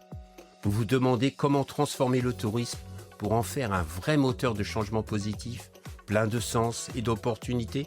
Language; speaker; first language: French; native; French